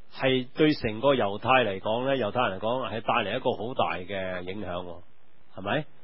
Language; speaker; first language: Chinese; non-native, local second language; Cantonese